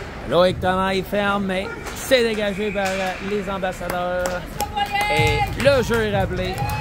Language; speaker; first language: French; native; French